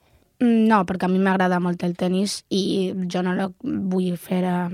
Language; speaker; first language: Catalan; non-native, local second language; Spanish